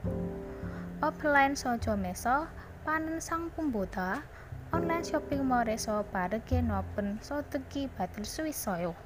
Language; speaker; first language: Korean; non-native, learner; Indonesian